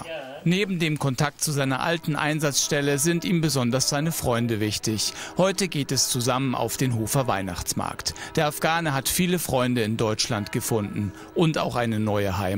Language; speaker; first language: German; native; German